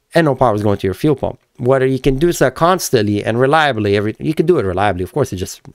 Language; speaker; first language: English; native; English